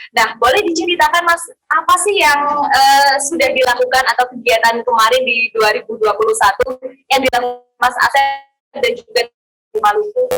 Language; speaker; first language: Indonesian; native; Indonesian